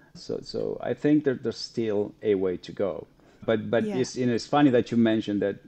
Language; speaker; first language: English; non-native, fluent; Spanish